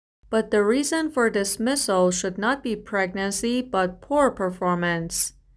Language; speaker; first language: English; non-native, fluent; Persian